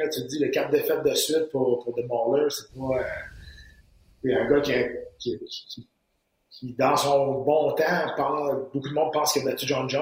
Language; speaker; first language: French; native; French